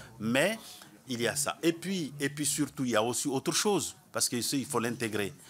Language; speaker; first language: French; non-native, local second language; Comorian